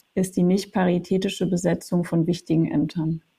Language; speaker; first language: German; native; German